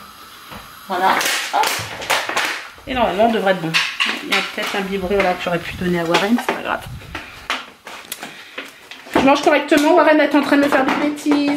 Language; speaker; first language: French; native; French